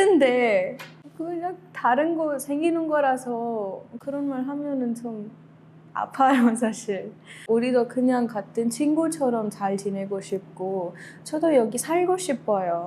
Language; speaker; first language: Korean; non-native, learner; Kannada